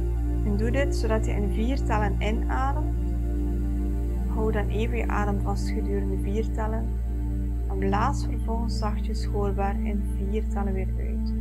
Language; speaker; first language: Dutch; native; Dutch